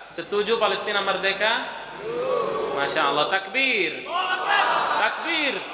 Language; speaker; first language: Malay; non-native, fluent; Arabic